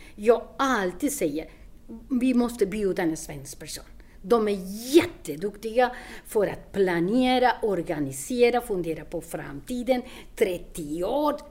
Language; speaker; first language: Swedish; non-native, fluent; Spanish